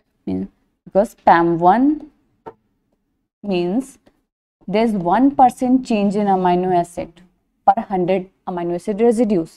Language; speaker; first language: English; non-native, local second language; Hindi